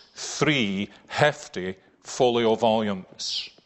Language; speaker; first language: English; native; English